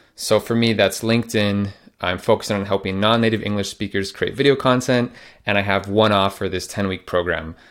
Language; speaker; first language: English; native; English